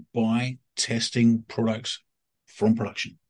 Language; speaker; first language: English; native; English